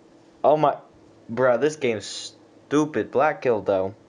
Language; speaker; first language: English; native; English